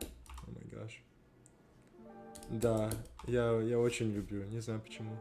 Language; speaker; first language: Russian; non-native, learner; English